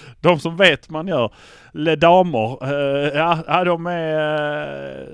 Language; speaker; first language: Swedish; native; Swedish